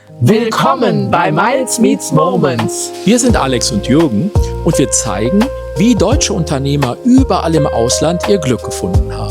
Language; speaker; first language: German; native; German